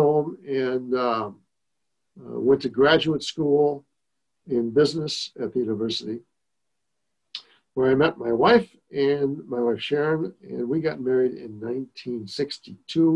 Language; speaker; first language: English; native; English